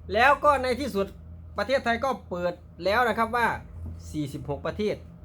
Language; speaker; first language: Thai; native; Thai